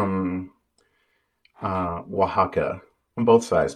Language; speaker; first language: English; non-native, fluent; Spanish